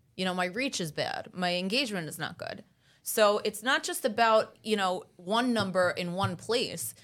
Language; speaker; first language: English; early bilingual, other home language; Italian